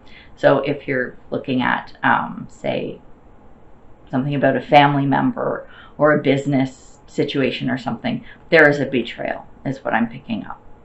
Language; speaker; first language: English; native; English